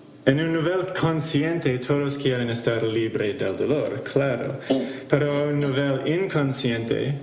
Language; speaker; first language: Spanish; non-native, fluent; English